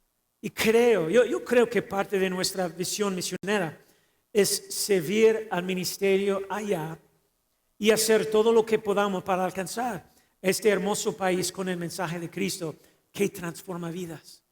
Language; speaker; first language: Spanish; non-native, fluent; English